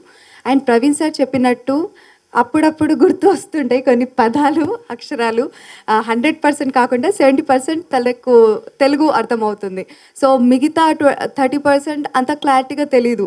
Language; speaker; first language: Telugu; non-native, fluent; Tamil